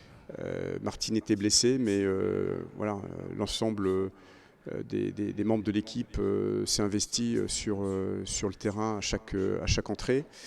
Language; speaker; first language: French; native; French